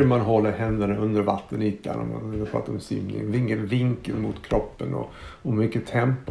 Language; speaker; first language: Swedish; non-native, fluent; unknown